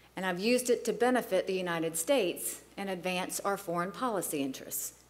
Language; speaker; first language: English; native; English